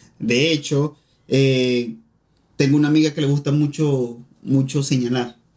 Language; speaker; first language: Spanish; native; Spanish